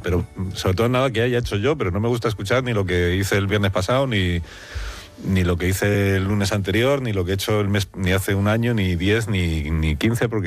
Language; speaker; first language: Spanish; native; Spanish